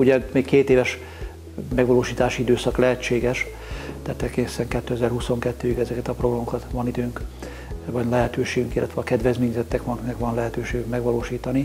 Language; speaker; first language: Hungarian; native; Hungarian